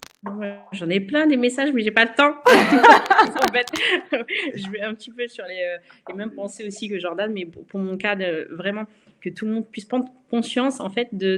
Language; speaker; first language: French; native; French